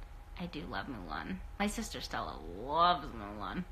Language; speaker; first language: English; native; English